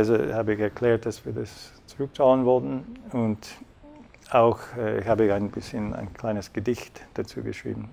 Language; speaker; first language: German; non-native, fluent; English